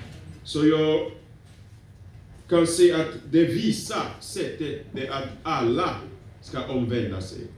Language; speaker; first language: Swedish; non-native, fluent; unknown